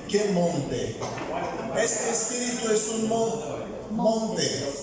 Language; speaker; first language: Spanish; non-native, fluent; Bulgarian